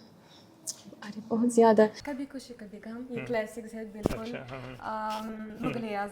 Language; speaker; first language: Hindi; non-native, fluent; Ukrainian